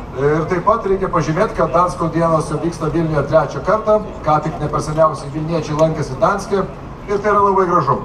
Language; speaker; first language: Lithuanian; native; Lithuanian